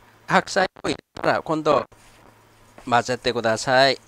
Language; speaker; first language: Japanese; non-native, fluent; Korean